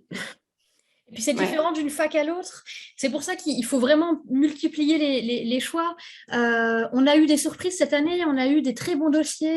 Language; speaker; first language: French; native; French